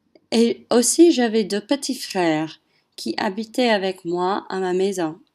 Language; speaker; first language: French; non-native, learner; English